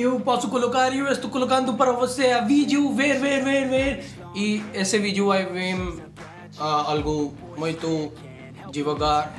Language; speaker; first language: Portuguese; non-native, learner; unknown